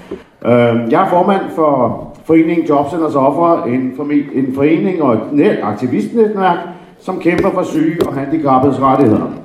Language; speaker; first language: Danish; native; Danish